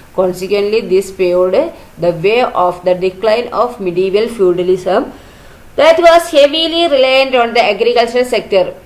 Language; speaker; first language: English; non-native, local second language; Malayalam